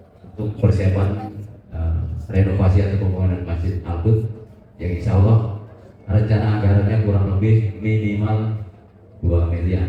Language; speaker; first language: Indonesian; native; Indonesian